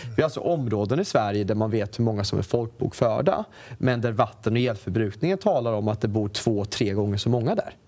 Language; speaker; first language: Swedish; native; Swedish